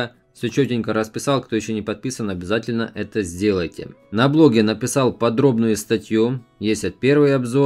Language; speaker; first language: Russian; native; Russian